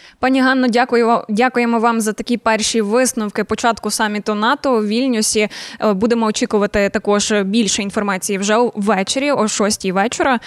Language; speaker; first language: Ukrainian; native; Ukrainian